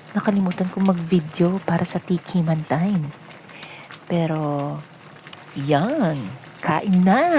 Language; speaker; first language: Filipino; non-native, local second language; Pampanga